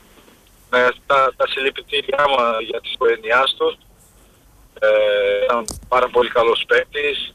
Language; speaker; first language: Greek; non-native, fluent; Portuguese